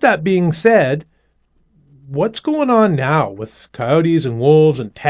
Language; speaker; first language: English; native; English